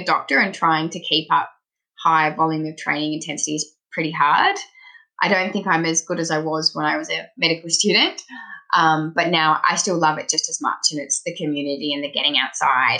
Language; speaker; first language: English; native; English